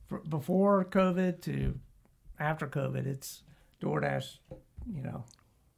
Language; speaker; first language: English; native; English